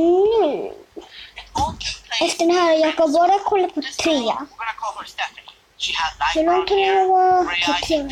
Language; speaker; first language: Swedish; early bilingual, other home language; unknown